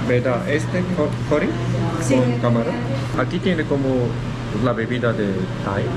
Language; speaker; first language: Spanish; non-native, learner; Korean